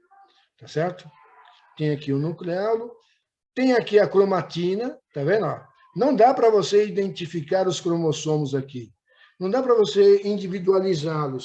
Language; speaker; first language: Portuguese; native; Portuguese